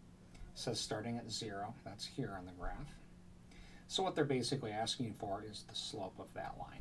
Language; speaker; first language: English; native; English